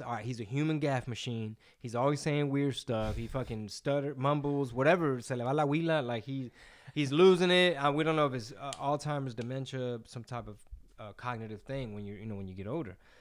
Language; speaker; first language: English; early bilingual, other home language; Spanish